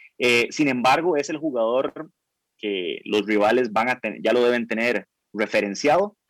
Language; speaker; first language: Spanish; native; Spanish